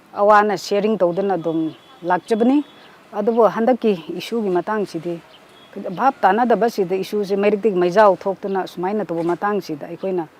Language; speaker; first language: Manipuri; non-native, local second language; Rongmei Naga